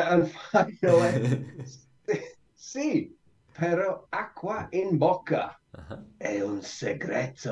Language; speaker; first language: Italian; non-native, learner; English